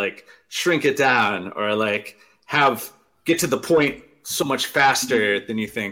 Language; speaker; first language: English; native; English